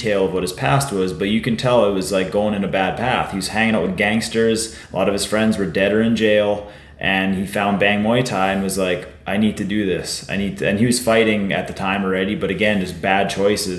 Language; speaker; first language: English; native; English